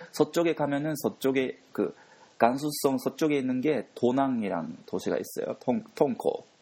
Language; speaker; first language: Korean; non-native, fluent; Japanese